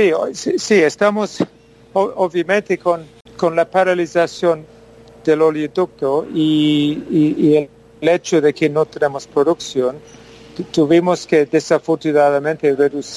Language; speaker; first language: Spanish; non-native, fluent; English